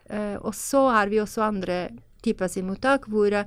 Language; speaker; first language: Norwegian; non-native, fluent; Italian